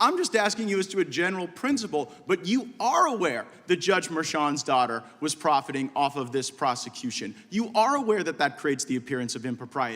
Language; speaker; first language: English; native; English